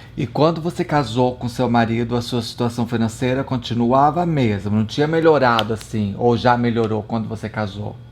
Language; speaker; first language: Portuguese; native; Portuguese